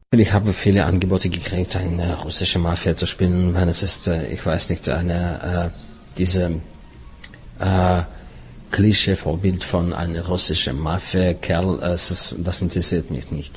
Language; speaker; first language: German; non-native, fluent; Russian